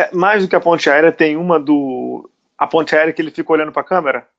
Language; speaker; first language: Portuguese; native; Portuguese